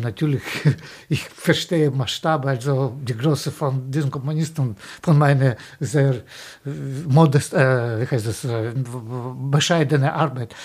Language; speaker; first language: German; non-native, fluent; Russian